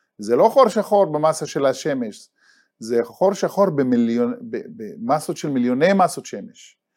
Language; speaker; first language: Hebrew; non-native, local second language; Arabic